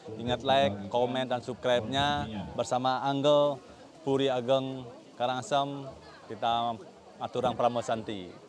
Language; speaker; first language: Indonesian; non-native, local second language; Balinese